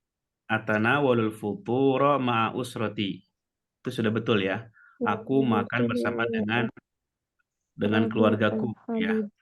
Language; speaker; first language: Indonesian; native; Indonesian